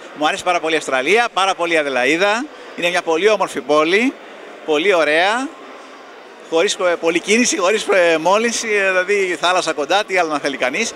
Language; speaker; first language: Greek; native; Greek